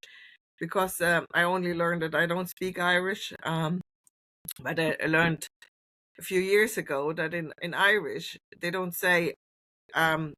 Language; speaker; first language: English; non-native, fluent; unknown